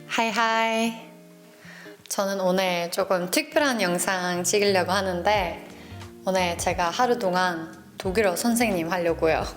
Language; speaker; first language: Korean; non-native, fluent; Norwegian